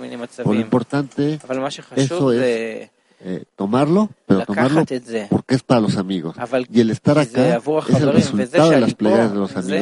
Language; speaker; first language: Spanish; native; Spanish